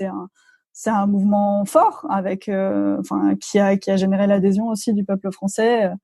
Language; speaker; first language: French; native; French